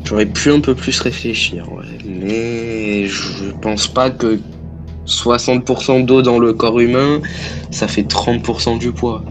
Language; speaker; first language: French; native; French